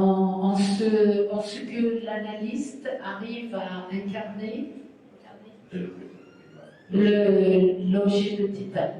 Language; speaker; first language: French; non-native, fluent; Spanish